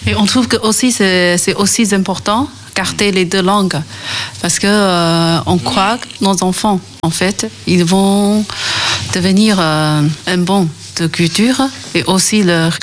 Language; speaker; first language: French; non-native, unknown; Chinese